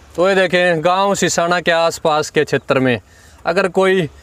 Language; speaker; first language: Hindi; native; Hindi